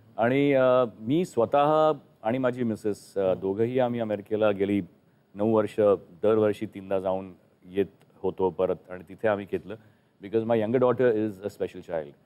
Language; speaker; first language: Marathi; native; Marathi